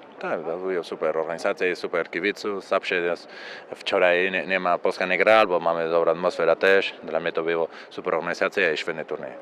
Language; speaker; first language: Polish; non-native, learner; Spanish